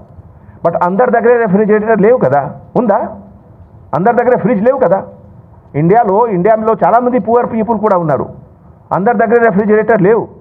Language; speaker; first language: Telugu; non-native, local second language; Hindi